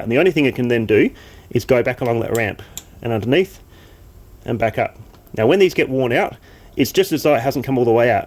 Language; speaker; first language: English; native; English